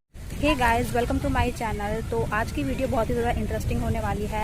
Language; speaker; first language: Hindi; native; Hindi